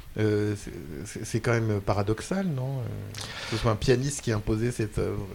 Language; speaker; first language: French; native; French